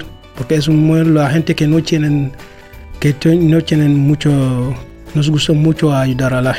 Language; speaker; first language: Spanish; non-native, learner; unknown